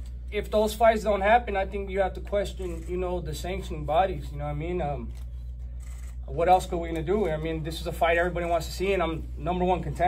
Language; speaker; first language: English; early bilingual, other home language; Spanish